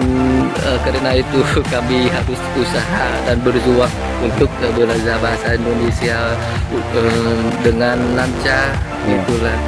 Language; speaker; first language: Indonesian; non-native, learner; Vietnamese